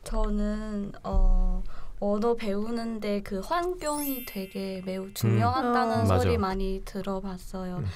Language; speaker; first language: Korean; non-native, learner; Chinese